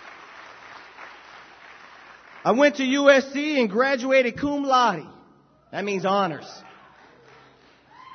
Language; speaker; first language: English; native; English